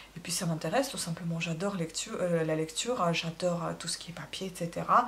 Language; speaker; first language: French; non-native, fluent; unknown